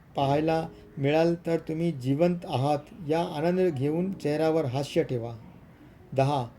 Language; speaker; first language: Marathi; non-native, local second language; Gujarati